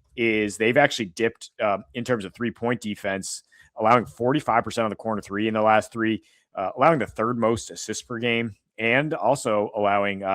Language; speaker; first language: English; native; English